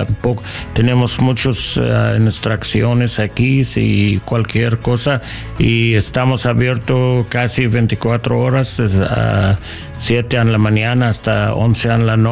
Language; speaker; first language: Spanish; non-native, learner; English